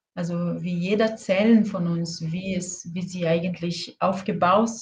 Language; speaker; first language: German; non-native, fluent; Portuguese